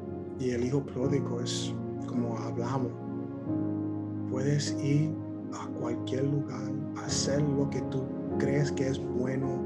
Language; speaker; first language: Spanish; early bilingual, heritage; Spanish